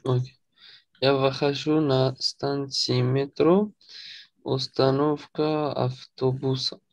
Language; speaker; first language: Russian; non-native, learner; French